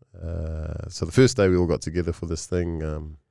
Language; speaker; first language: English; early bilingual, other home language; Tongan